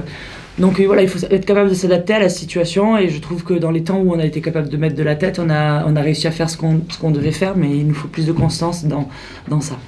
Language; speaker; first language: French; native; French